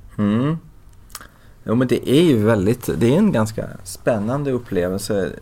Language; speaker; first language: Swedish; early bilingual, other home language; Persian